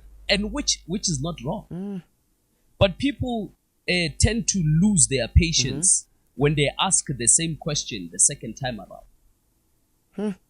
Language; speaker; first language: English; non-native, local second language; Zulu